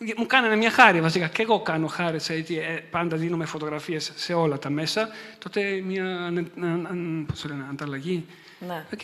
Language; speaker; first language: Greek; non-native, fluent; Italian